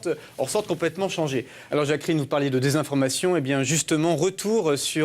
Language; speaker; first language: French; native; French